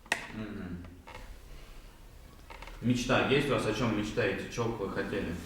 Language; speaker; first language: Russian; native; Russian